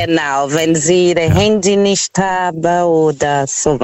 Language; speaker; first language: German; non-native, fluent; Portuguese